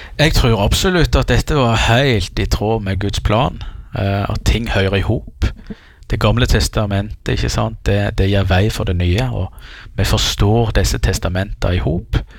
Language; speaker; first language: Norwegian; native; Norwegian